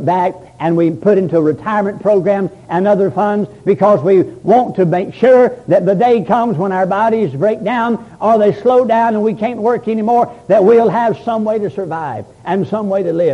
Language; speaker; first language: English; native; English